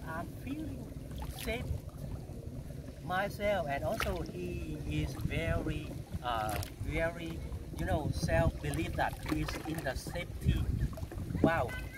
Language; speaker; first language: English; non-native, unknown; Vietnamese